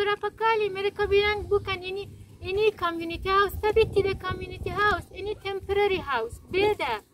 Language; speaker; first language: Indonesian; non-native, learner; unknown